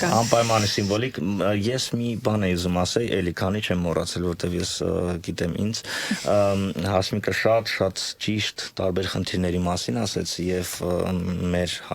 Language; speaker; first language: Armenian; native; Armenian